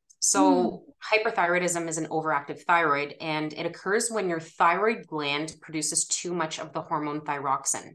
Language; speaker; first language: English; native; English